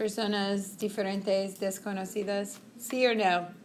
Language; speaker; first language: Spanish; non-native, fluent; English